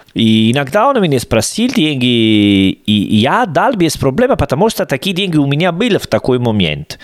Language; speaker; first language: Russian; non-native, learner; Italian